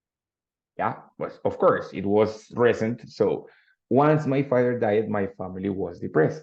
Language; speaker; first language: English; non-native, fluent; Spanish